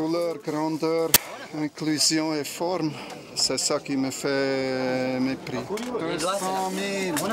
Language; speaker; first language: French; non-native, learner; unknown